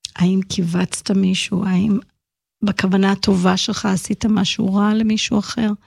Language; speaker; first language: Hebrew; early bilingual, other home language; English